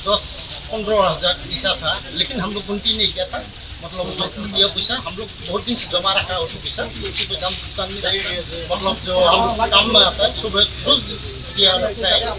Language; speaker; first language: Hindi; non-native, local second language; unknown